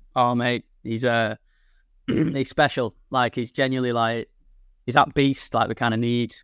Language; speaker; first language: English; native; English